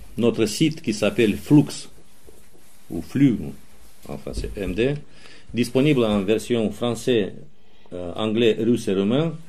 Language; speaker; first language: French; non-native, fluent; Romanian